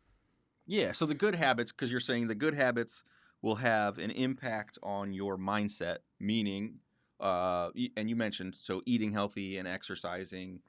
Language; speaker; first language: English; native; English